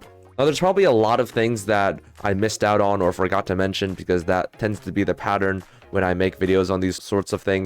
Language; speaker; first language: English; native; English